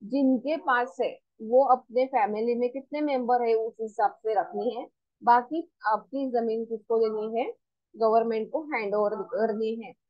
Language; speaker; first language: Hindi; non-native, local second language; Marathi